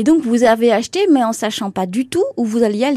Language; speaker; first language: French; native; French